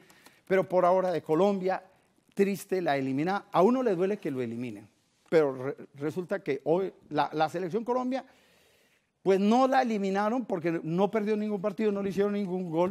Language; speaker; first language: Spanish; native; Spanish